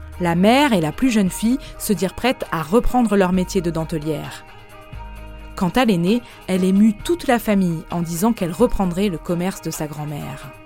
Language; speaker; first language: French; native; French